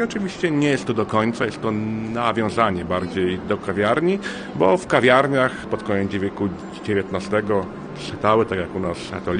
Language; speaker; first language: Polish; native; Polish